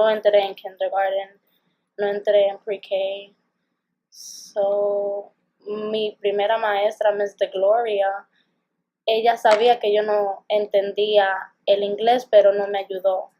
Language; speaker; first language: Spanish; early bilingual, other home language; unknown